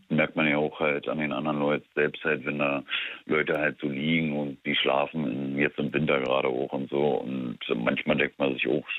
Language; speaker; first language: German; native; German